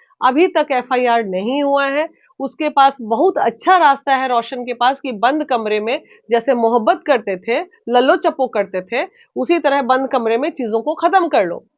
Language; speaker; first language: Hindi; native; Hindi